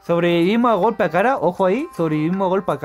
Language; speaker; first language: Spanish; native; Spanish